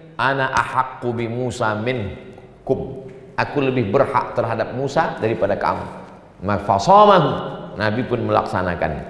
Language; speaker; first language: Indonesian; native; Indonesian